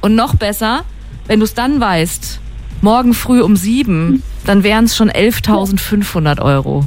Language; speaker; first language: German; native; German